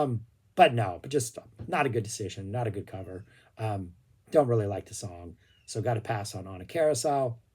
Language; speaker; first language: English; native; English